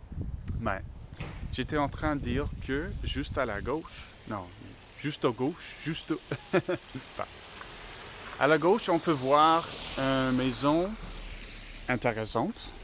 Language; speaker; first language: French; non-native, learner; English